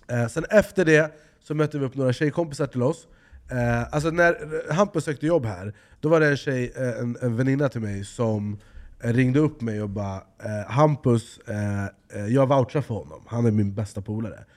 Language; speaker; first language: Swedish; native; Swedish